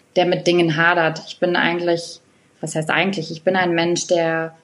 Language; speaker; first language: German; native; German